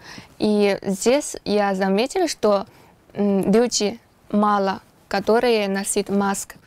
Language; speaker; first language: Russian; non-native, learner; Chinese